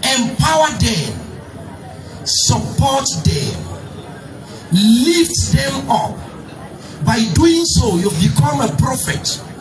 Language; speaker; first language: English; non-native, local second language; Yoruba